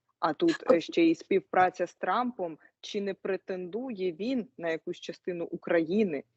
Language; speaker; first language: Ukrainian; native; Ukrainian